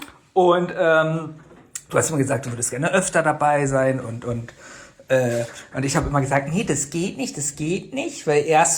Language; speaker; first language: German; native; German